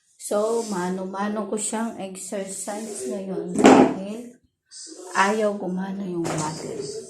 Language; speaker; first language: Filipino; native; Filipino